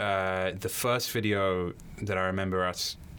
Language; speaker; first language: English; native; English